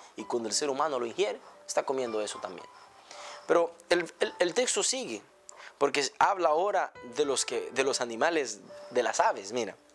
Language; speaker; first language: Spanish; native; Spanish